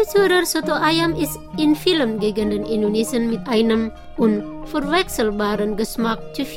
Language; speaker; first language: German; non-native, fluent; Indonesian